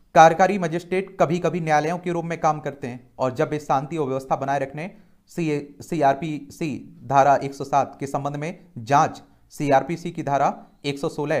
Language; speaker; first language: Hindi; native; Hindi